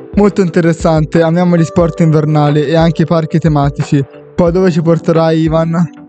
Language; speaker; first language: Italian; native; Italian